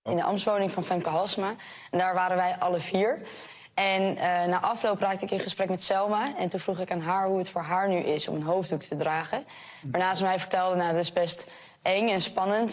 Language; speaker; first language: Dutch; native; Dutch